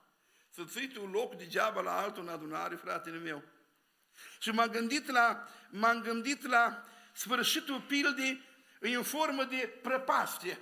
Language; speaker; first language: Romanian; native; Romanian